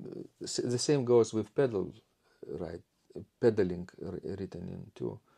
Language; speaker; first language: English; non-native, fluent; Lithuanian